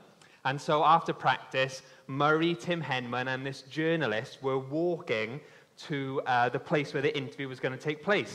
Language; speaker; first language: English; native; English